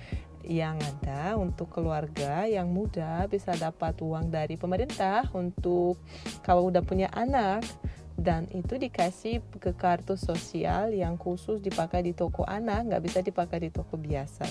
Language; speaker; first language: Indonesian; non-native, fluent; Russian